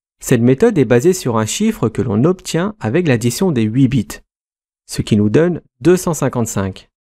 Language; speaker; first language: French; native; French